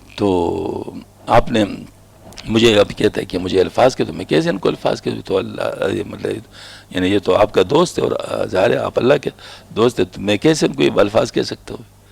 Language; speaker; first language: Urdu; non-native, local second language; Pashto